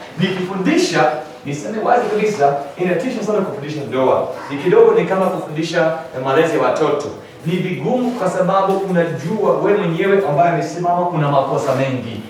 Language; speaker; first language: Swahili; non-native, fluent; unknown